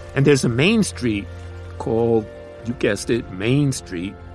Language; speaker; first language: English; native; English